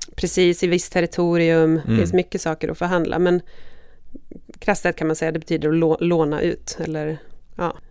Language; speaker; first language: Swedish; native; Swedish